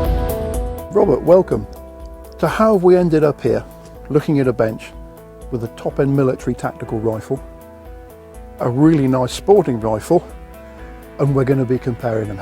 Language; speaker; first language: English; native; English